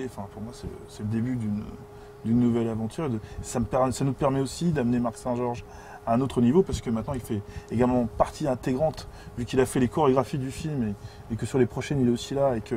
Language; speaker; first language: French; native; French